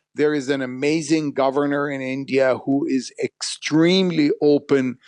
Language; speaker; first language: English; non-native, fluent; Arabic